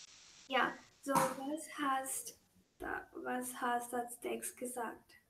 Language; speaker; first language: German; non-native, learner; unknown